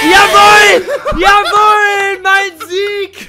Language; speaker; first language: German; native; German